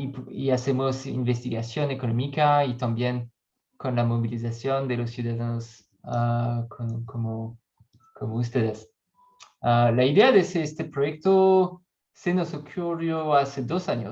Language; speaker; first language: Spanish; non-native, learner; French